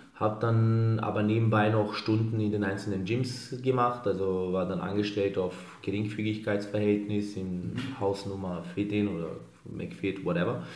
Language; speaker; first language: German; early bilingual, other home language; Serbian